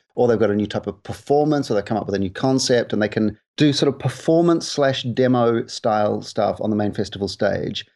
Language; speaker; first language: English; native; English